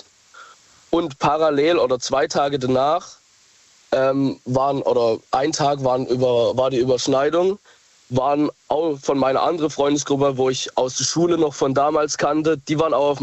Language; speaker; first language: German; native; German